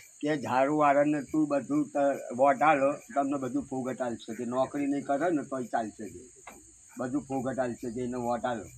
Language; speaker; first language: Gujarati; native; Gujarati